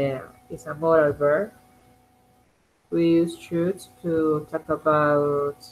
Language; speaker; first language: English; non-native, learner; Spanish